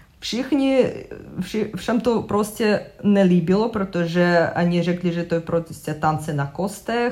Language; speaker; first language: Czech; non-native, learner; Russian